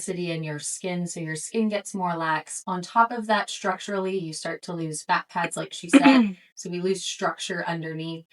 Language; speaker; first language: English; native; English